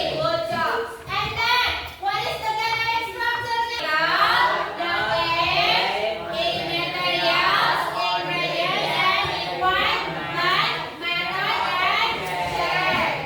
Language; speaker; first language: English; non-native, learner; Indonesian